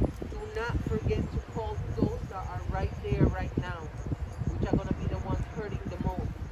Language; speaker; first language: English; early bilingual, other home language; Spanish